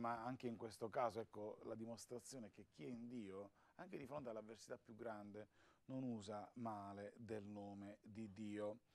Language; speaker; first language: Italian; native; Italian